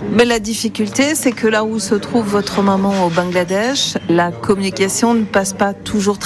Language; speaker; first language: French; native; French